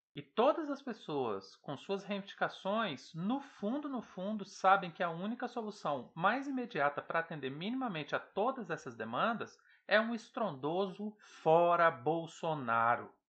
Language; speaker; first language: Portuguese; native; Portuguese